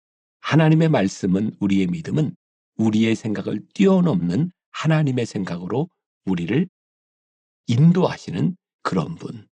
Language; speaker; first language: Korean; native; Korean